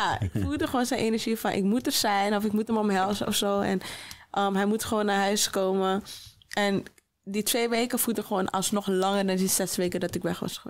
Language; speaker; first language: Dutch; native; Dutch